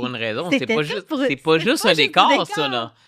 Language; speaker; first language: French; native; French